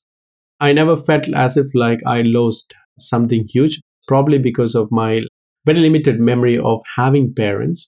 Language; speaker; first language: English; non-native, local second language; Malayalam